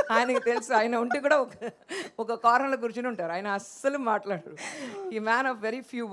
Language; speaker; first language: Telugu; non-native, local second language; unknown